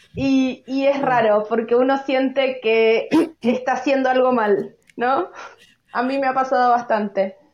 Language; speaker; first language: Spanish; native; Spanish